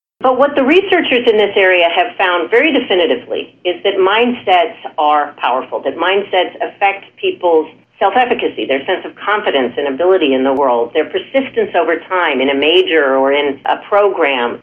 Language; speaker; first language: English; native; English